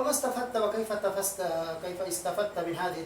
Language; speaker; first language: Arabic; non-native, fluent; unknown